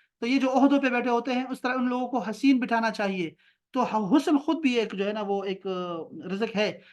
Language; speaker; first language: Urdu; non-native, local second language; Pashto